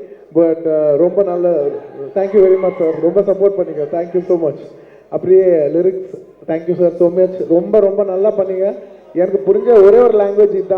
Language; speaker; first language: Tamil; non-native, local second language; Telugu